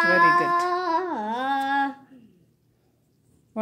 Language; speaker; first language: English; non-native, local second language; Telugu